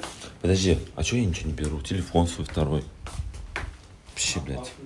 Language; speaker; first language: Russian; native; Russian